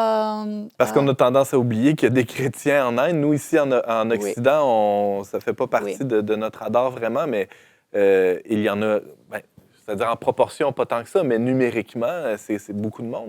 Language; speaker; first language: French; native; French